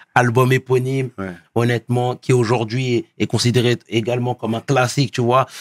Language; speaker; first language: French; early bilingual, other home language; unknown